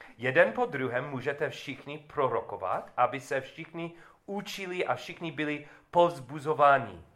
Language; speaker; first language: Czech; non-native, learner; English